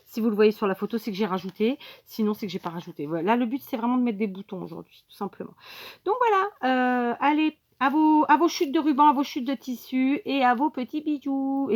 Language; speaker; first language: French; native; French